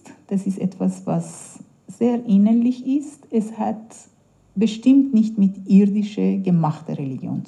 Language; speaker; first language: German; non-native, fluent; Persian